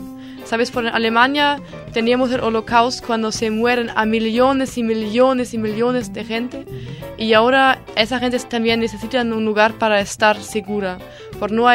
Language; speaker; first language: Spanish; non-native, learner; German